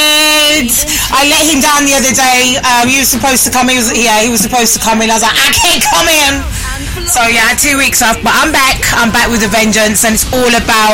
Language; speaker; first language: English; native; English